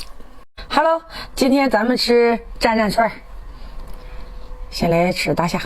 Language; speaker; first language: Chinese; native; Chinese